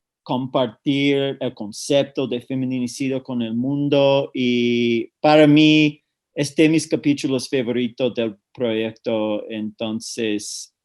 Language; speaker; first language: Spanish; non-native, fluent; English